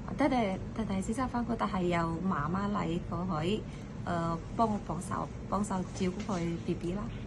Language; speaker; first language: Cantonese; non-native, learner; Indonesian